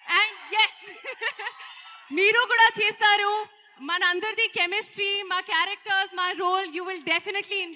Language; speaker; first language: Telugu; non-native, learner; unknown